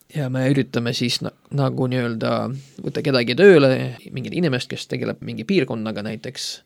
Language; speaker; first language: Estonian; non-native, local second language; Russian